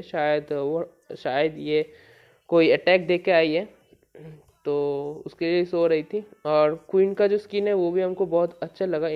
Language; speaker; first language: Hindi; non-native, local second language; Bangla